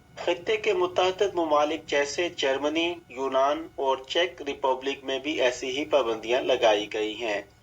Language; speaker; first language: Urdu; native; Urdu